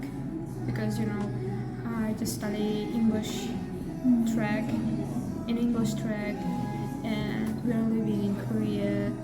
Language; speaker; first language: English; non-native, learner; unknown